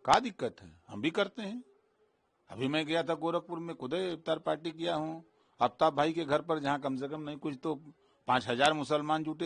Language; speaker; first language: Hindi; native; Hindi